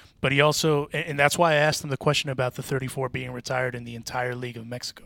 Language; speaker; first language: English; early bilingual, other home language; Spanish